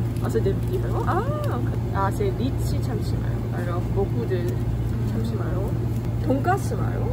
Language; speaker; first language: French; non-native, learner; English